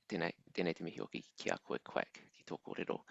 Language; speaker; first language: Māori; non-native, local second language; English